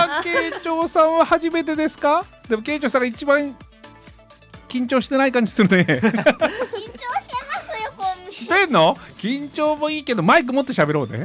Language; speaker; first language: Japanese; native; Japanese